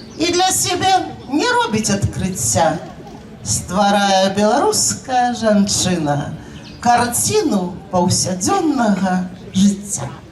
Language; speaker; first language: Belarusian; native; Belarusian